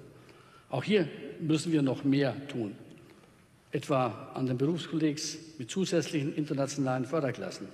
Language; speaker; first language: German; native; German